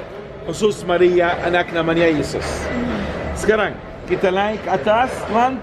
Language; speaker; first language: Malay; non-native, learner; Arabic